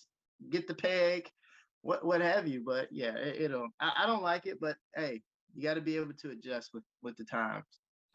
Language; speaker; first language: English; native; English